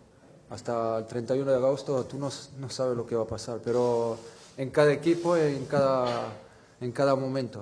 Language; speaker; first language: Spanish; non-native, fluent; French